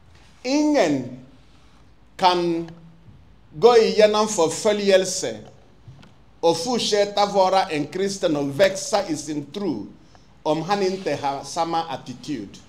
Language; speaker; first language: Swedish; non-native, fluent; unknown